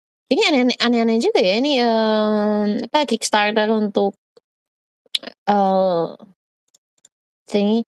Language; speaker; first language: Indonesian; native; Indonesian